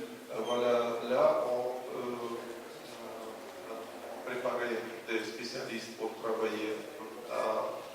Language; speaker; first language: French; non-native, fluent; Russian